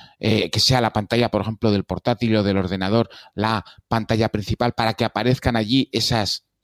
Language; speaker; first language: Spanish; native; Spanish